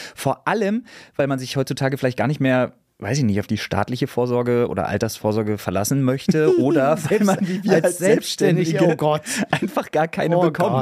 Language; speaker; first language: German; native; German